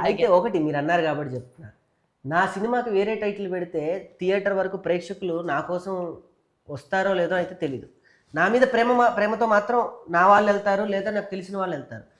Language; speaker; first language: Telugu; native; Telugu